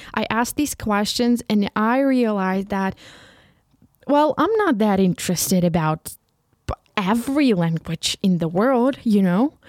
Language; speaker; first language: English; non-native, fluent; Ukrainian